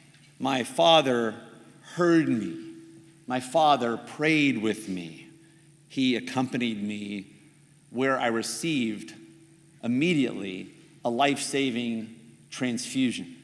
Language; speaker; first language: English; native; English